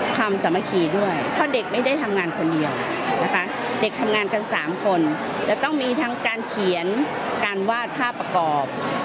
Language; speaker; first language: Thai; native; Thai